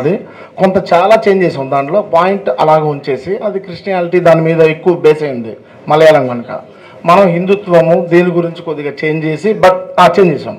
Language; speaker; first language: Telugu; native; Telugu